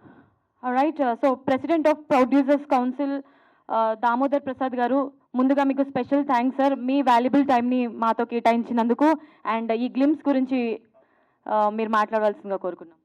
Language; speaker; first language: Telugu; native; Telugu